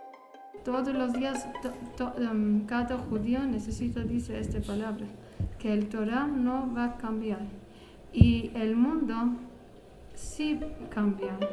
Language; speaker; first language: Spanish; non-native, learner; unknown